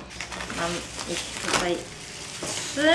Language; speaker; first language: Polish; non-native, fluent; Italian